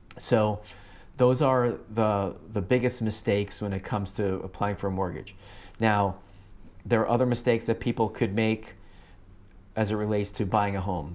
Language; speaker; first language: English; native; English